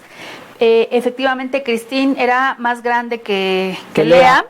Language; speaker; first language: Spanish; native; Spanish